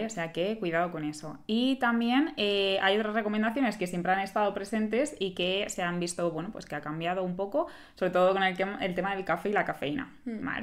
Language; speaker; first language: Spanish; native; Spanish